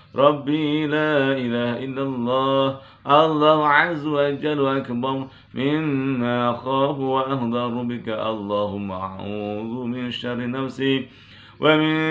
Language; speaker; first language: Arabic; non-native, fluent; Indonesian